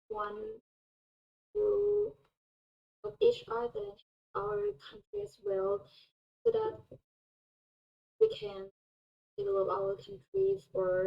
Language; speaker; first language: English; non-native, fluent; Thai